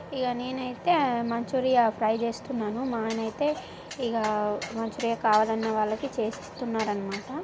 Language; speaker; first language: Telugu; native; Telugu